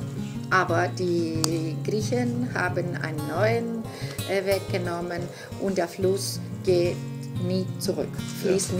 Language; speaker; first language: German; non-native, fluent; Greek